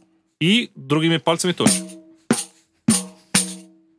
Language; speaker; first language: Russian; non-native, learner; Portuguese